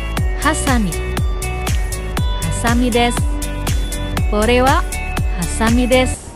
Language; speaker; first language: Japanese; non-native, fluent; Indonesian